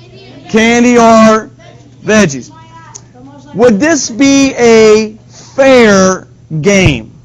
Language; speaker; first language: English; native; English